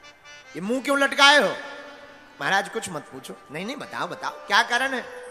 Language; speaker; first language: Hindi; native; Hindi